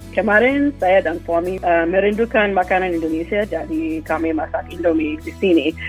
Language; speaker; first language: Indonesian; non-native, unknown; English